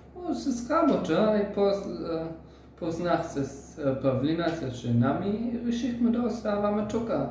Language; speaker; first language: Bulgarian; non-native, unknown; German